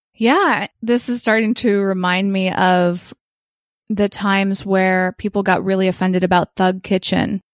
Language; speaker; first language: English; early bilingual, other home language; Ukrainian